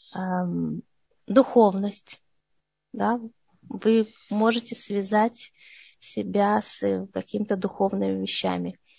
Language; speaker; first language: Russian; early bilingual, heritage; Russian